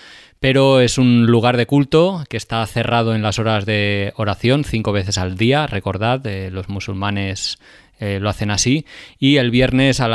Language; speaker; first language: Spanish; native; Spanish